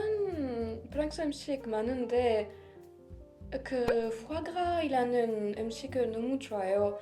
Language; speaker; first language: Korean; non-native, learner; French